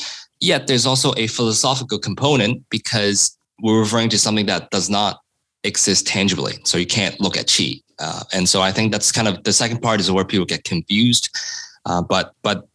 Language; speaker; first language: English; non-native, local second language; Cantonese